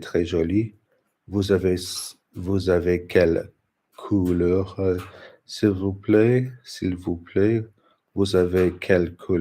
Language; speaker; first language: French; non-native, learner; English